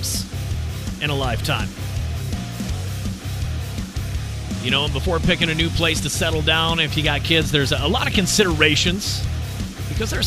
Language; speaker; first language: English; native; English